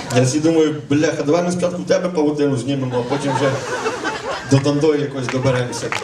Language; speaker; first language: Ukrainian; native; Ukrainian